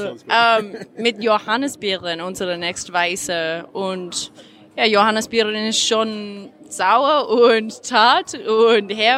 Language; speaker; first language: German; non-native, learner; English